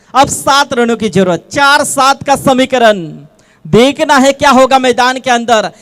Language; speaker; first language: Hindi; non-native, local second language; Marathi